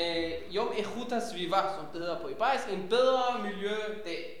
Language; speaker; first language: Danish; non-native, fluent; Hebrew